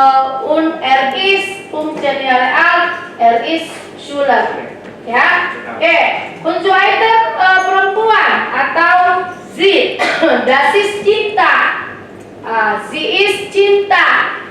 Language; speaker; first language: German; non-native, learner; Indonesian